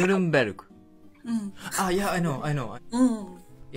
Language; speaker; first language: English; non-native, fluent; Japanese